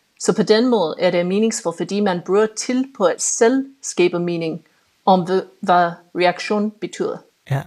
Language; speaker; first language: Danish; non-native, fluent; English